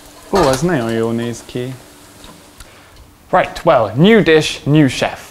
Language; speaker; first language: Hungarian; non-native, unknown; English